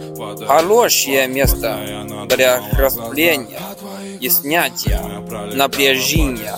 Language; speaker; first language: Russian; non-native, learner; Chinese